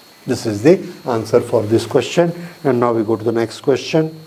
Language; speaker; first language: English; non-native, local second language; Hindi